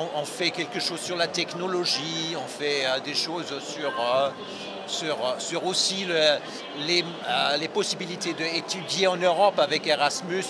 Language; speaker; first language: French; non-native, fluent; German